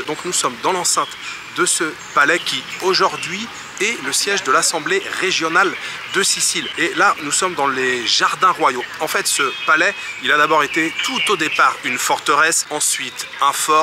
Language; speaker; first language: French; native; French